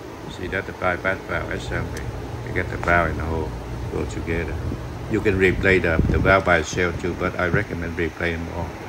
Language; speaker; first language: English; non-native, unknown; Vietnamese